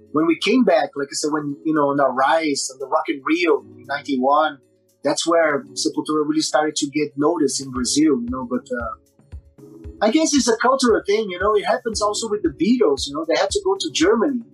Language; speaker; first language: English; non-native, fluent; Portuguese